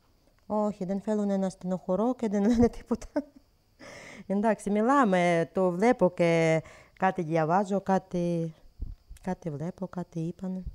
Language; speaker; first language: Greek; non-native, learner; Ukrainian